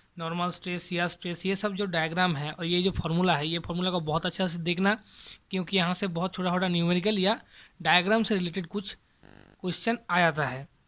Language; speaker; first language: Hindi; non-native, local second language; Bangla